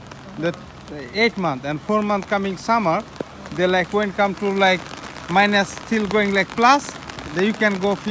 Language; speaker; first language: English; non-native, learner; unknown